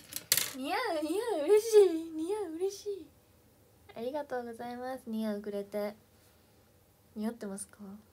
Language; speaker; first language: Japanese; native; Japanese